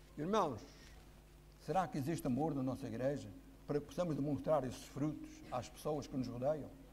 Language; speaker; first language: Portuguese; native; Portuguese